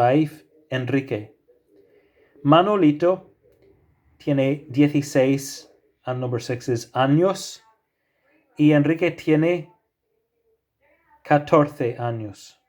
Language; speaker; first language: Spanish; non-native, fluent; English